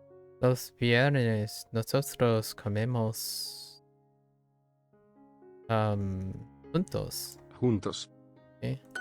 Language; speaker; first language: Spanish; non-native, learner; English